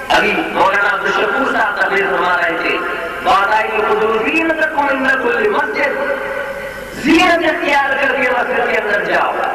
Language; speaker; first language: Urdu; native; Urdu